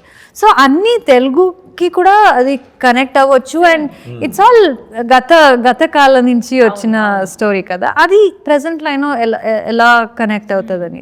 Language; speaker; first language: Telugu; non-native, learner; Kannada